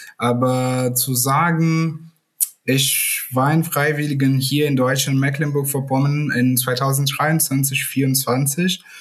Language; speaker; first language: German; non-native, learner; Portuguese